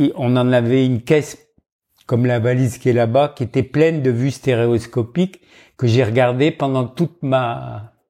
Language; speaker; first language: French; native; French